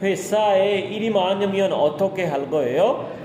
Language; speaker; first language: Korean; non-native, fluent; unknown